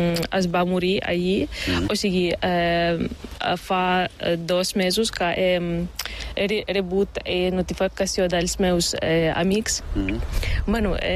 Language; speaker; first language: Catalan; non-native, fluent; Ukrainian